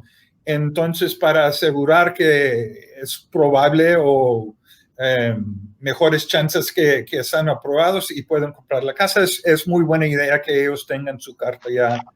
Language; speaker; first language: Spanish; early bilingual, heritage; Spanish